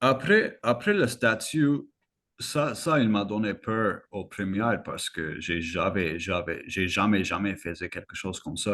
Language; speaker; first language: French; non-native, fluent; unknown